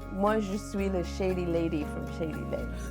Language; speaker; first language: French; non-native, local second language; English